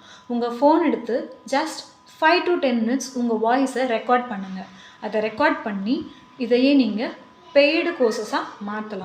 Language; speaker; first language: Tamil; native; Tamil